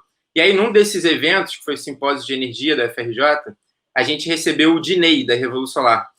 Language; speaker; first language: Portuguese; native; Portuguese